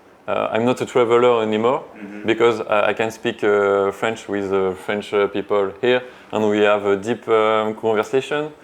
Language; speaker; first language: English; non-native, learner; French